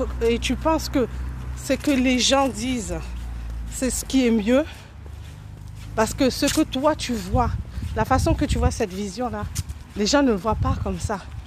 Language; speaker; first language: French; early bilingual, other home language; Haitian Creole